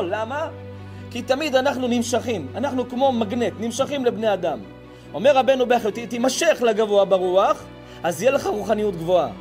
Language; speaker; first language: Hebrew; native; Hebrew